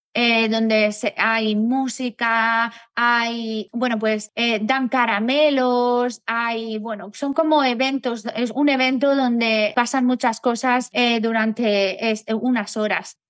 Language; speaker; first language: Spanish; native; Spanish